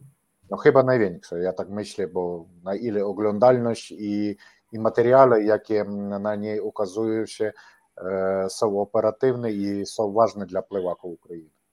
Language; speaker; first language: Polish; non-native, learner; Ukrainian